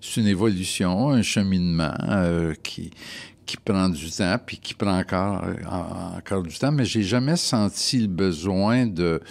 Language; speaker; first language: French; native; French